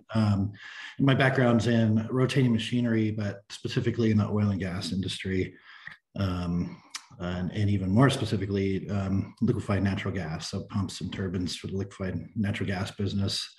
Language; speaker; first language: English; native; English